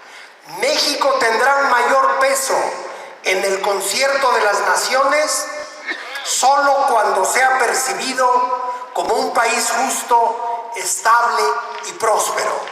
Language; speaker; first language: Spanish; native; Spanish